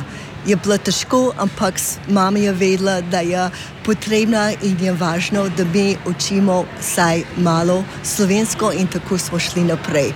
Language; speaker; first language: Slovenian; early bilingual, heritage; English